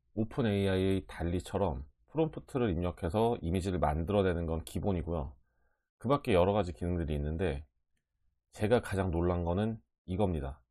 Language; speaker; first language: Korean; native; Korean